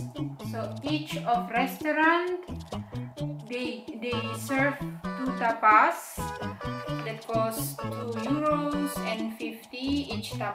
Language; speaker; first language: English; non-native, fluent; Indonesian